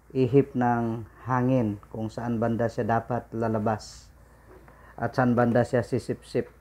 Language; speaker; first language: Filipino; non-native, local second language; Cebuano